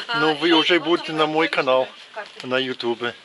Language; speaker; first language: Russian; non-native, learner; English